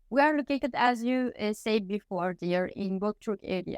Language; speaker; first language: English; non-native, fluent; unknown